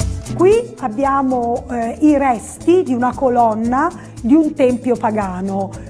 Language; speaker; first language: Italian; native; Italian